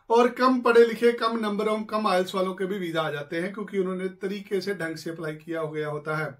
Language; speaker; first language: Hindi; non-native, local second language; Punjabi